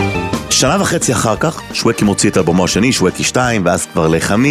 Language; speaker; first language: Hebrew; native; Hebrew